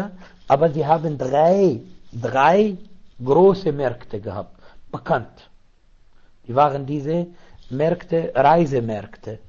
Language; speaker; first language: German; non-native, fluent; Arabic